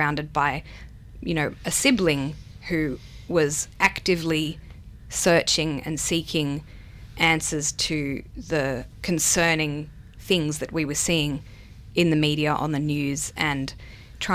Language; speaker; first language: English; non-native, local second language; Hebrew